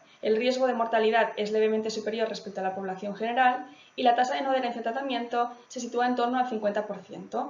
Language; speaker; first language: Spanish; native; Spanish